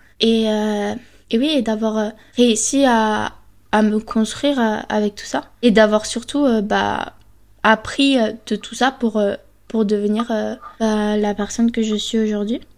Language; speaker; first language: French; early bilingual, other home language; Spanish